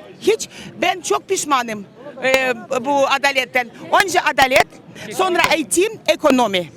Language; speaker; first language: Turkish; non-native, local second language; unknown